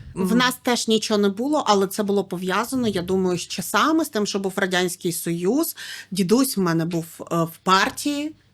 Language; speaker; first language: Ukrainian; native; Ukrainian